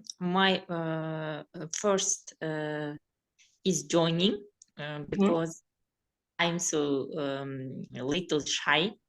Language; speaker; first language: English; non-native, learner; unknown